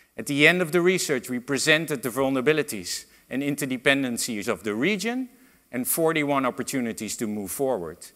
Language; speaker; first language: English; non-native, fluent; Dutch